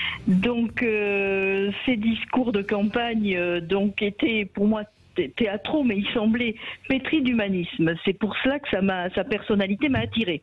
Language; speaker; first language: French; native; French